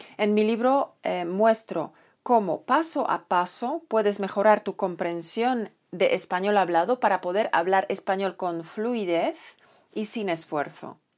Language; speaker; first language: Spanish; non-native, fluent; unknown